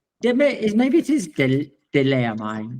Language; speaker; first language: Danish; non-native, learner; English